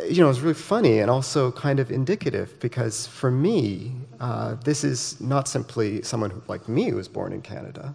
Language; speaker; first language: English; native; English